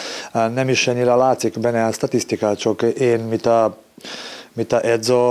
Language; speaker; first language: Hungarian; non-native, learner; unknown